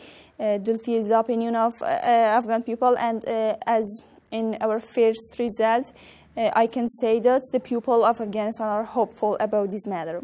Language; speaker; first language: English; non-native, learner; Persian